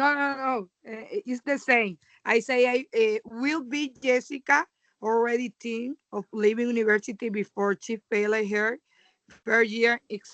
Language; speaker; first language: English; non-native, learner; Spanish